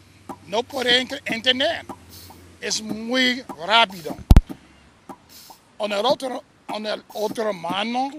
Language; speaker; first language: Spanish; non-native, learner; English